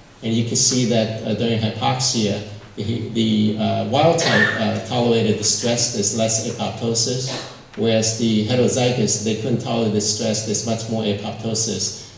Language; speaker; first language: English; non-native, fluent; Min Nan Chinese